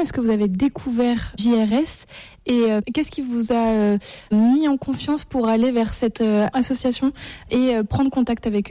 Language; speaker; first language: French; native; French